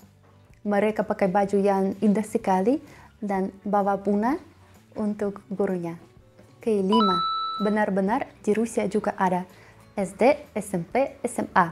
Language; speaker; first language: Indonesian; non-native, learner; Russian